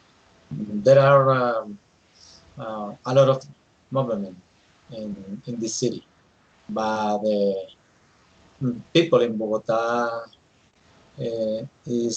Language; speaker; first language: English; non-native, learner; Spanish